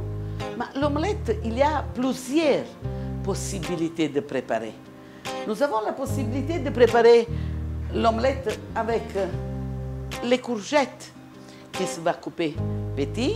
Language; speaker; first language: French; non-native, learner; Italian